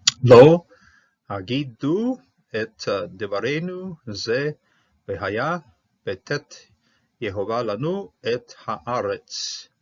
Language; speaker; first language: Hebrew; non-native, fluent; English